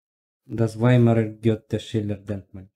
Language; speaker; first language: German; non-native, learner; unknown